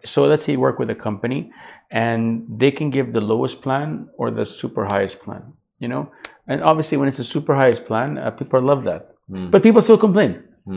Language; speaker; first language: English; native; English